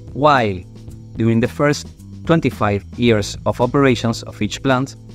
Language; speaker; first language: English; non-native, fluent; Spanish